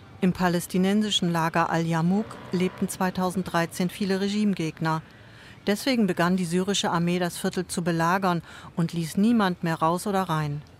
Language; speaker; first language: German; native; German